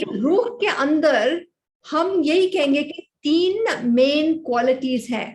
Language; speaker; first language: Hindi; native; Hindi